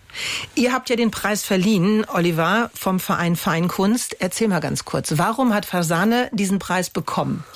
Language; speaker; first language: German; native; German